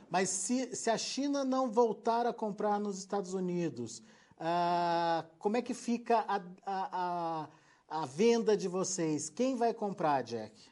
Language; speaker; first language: Portuguese; native; Portuguese